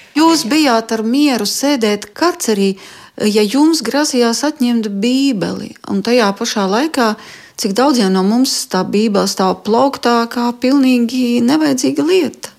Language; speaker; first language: Latvian; native; Latvian